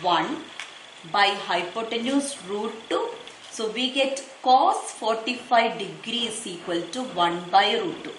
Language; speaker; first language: English; non-native, local second language; Malayalam